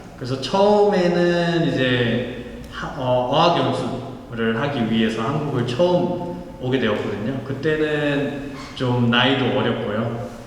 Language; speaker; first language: Korean; non-native, fluent; Nepali